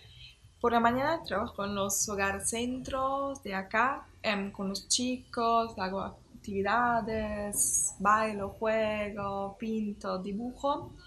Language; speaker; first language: Spanish; non-native, fluent; German